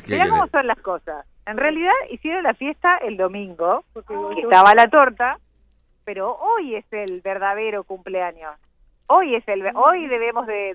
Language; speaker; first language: Spanish; native; Spanish